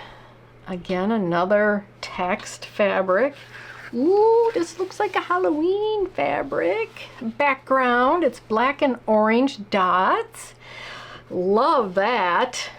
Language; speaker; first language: English; native; English